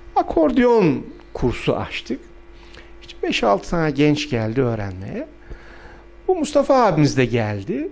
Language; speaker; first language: Turkish; non-native, local second language; Adyghe